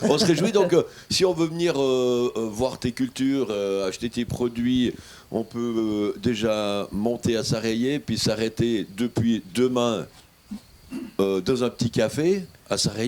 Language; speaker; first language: French; native; French